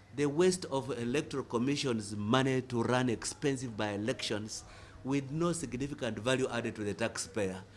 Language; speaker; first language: English; non-native, local second language; Swahili